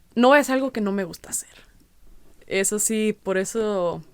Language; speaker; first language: Spanish; early bilingual, heritage; Spanish